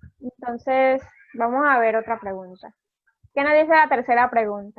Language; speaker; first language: Spanish; native; Spanish